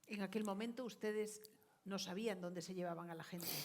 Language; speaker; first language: Spanish; native; Spanish